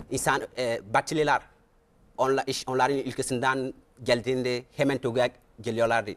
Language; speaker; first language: Turkish; non-native, fluent; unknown